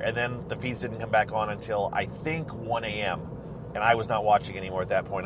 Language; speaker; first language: English; native; English